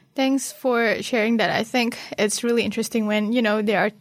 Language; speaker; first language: English; non-native, local second language; Malay